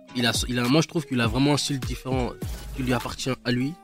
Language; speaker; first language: French; non-native, local second language; Lingala